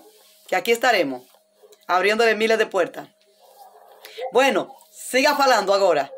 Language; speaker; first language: Spanish; native; Spanish